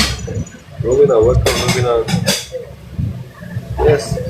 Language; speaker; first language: English; non-native, learner; Korean